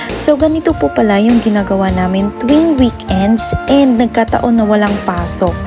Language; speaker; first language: Filipino; non-native, local second language; Hiligaynon